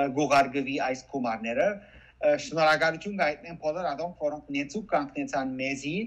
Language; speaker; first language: Armenian; early bilingual, heritage; Armenian